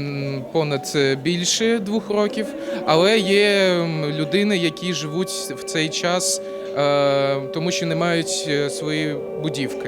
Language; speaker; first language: Ukrainian; non-native, local second language; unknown